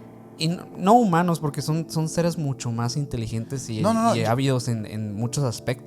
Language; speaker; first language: Spanish; native; Spanish